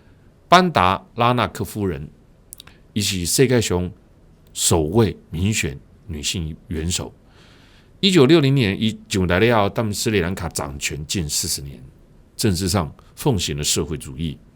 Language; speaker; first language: Chinese; native; Chinese